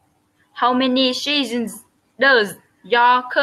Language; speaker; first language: English; non-native, learner; Vietnamese